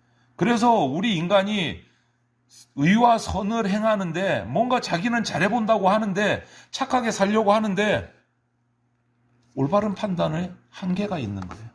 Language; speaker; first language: Korean; native; Korean